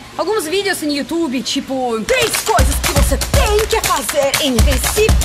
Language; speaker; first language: Portuguese; non-native, fluent; Russian